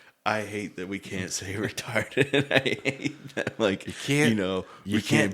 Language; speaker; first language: English; native; English